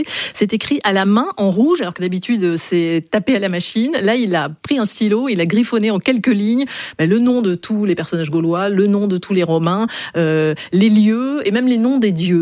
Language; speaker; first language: French; native; French